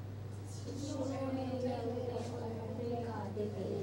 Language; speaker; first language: Japanese; non-native, learner; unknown